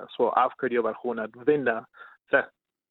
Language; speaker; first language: Icelandic; non-native, learner; Spanish